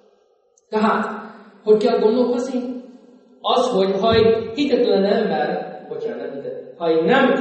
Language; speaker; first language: Hungarian; non-native, fluent; English